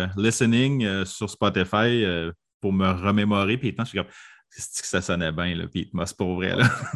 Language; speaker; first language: French; native; French